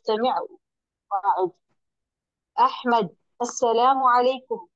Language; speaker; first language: Arabic; non-native, learner; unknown